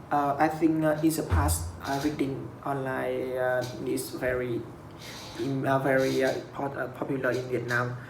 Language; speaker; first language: English; non-native, learner; Vietnamese